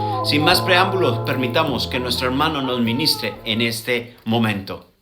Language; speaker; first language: Spanish; native; Spanish